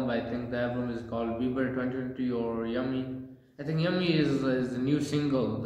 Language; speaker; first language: English; non-native, learner; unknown